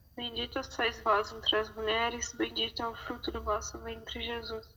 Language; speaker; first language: Portuguese; native; Portuguese